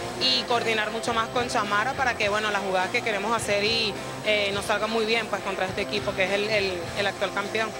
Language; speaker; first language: Spanish; native; Spanish